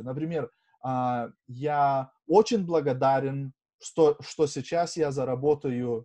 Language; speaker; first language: Russian; non-native, fluent; Lithuanian